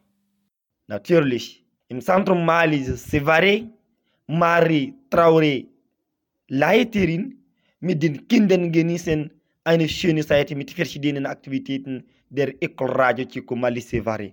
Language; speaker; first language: German; non-native, fluent; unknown